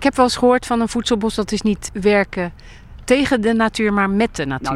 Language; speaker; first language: Dutch; native; Dutch